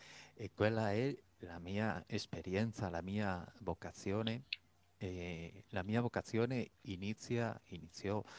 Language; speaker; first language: Italian; non-native, fluent; Spanish